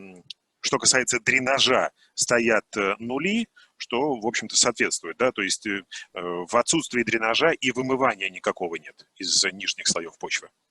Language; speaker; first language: Russian; native; Russian